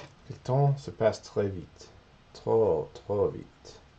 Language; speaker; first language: French; non-native, learner; English